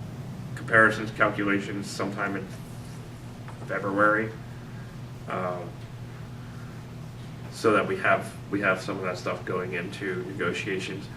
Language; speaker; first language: English; native; English